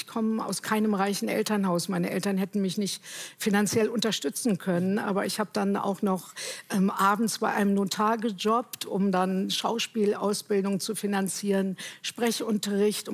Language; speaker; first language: German; native; German